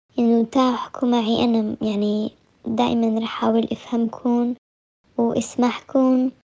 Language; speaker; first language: Arabic; early bilingual, heritage; French